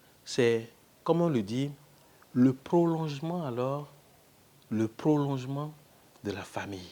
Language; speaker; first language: French; non-native, local second language; Fon